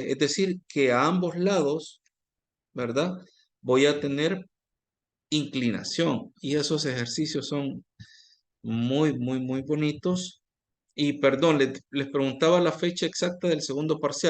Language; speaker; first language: Spanish; native; Spanish